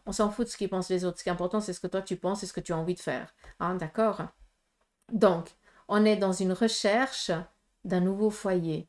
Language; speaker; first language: French; native; French